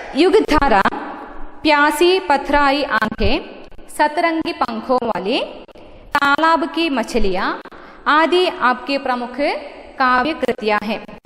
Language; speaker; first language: Hindi; non-native, local second language; Malayalam